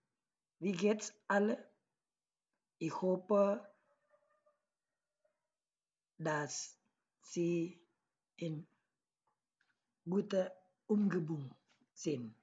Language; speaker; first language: German; non-native, learner; Indonesian